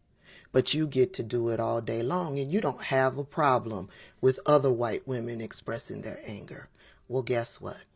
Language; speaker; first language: English; native; English